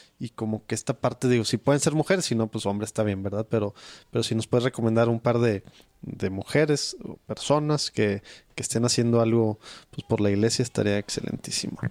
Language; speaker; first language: Spanish; native; Spanish